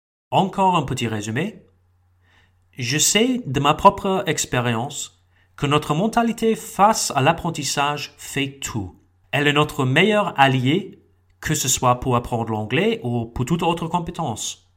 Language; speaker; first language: French; non-native, fluent; English